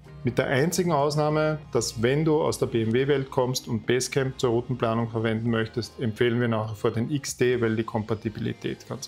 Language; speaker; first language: German; native; German